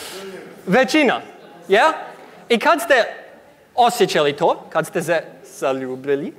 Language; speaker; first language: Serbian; non-native, learner; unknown